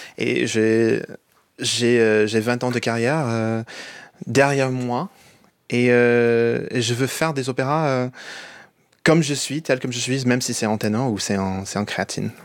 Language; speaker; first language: French; non-native, fluent; English